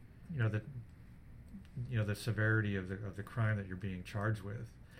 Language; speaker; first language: English; early bilingual, other home language; Spanish